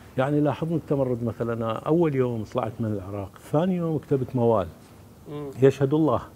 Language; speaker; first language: Arabic; native; Arabic